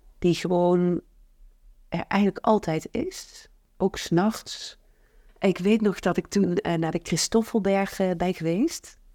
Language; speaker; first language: Dutch; native; Dutch